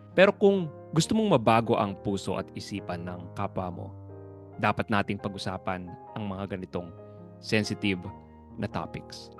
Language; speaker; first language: Filipino; native; Filipino